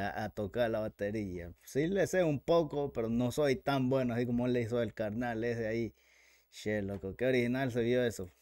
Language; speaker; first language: Spanish; native; Spanish